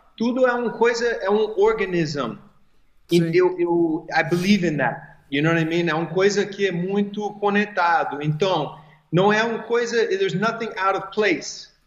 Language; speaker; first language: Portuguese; early bilingual, heritage; English